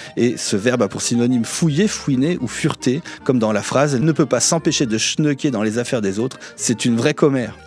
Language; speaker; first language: French; native; French